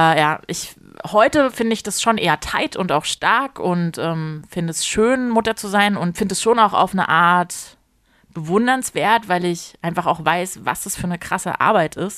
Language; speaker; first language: German; native; German